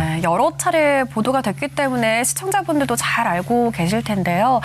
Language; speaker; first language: Korean; native; Korean